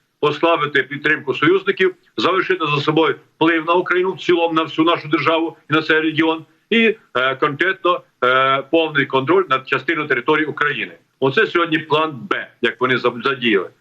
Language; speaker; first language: Ukrainian; native; Ukrainian